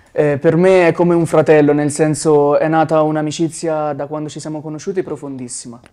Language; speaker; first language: Italian; native; Italian